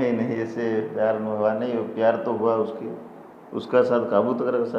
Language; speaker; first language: Hindi; non-native, local second language; Odia